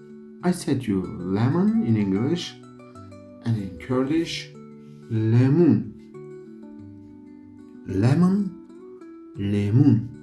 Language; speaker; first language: English; non-native, learner; Kurdish